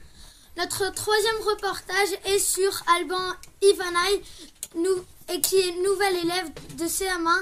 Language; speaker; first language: French; native; French